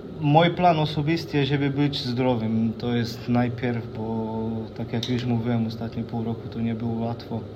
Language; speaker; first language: Polish; non-native, fluent; Slovenian